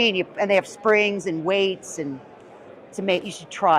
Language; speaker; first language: English; native; English